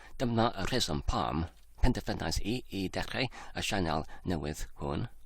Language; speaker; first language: Welsh; non-native, learner; English